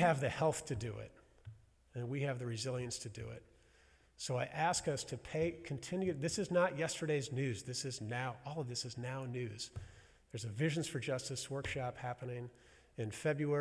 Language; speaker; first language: English; native; English